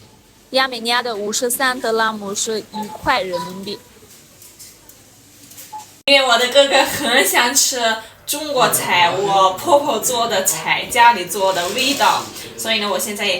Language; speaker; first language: Chinese; non-native, fluent; Armenian